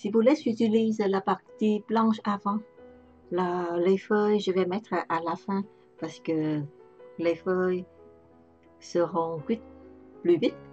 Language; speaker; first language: French; non-native, learner; Vietnamese